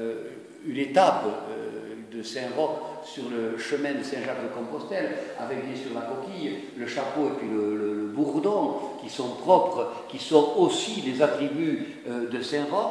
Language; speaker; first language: French; native; French